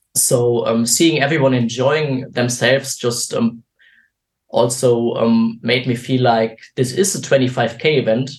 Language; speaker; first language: English; non-native, fluent; German